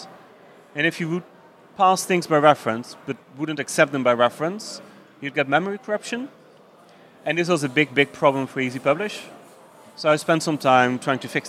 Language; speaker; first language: English; non-native, fluent; Dutch